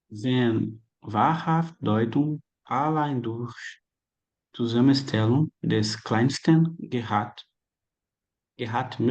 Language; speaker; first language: German; non-native, learner; Portuguese